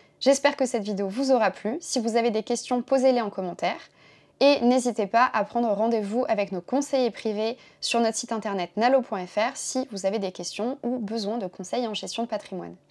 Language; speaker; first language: French; native; French